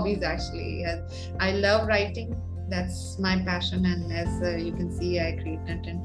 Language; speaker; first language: English; non-native, local second language; Urdu